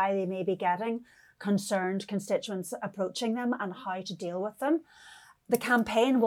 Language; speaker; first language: English; native; English